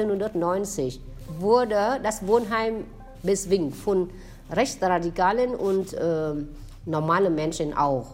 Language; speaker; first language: German; non-native, fluent; Vietnamese